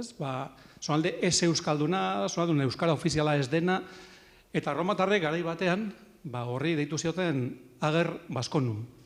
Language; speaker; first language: Basque; native; Basque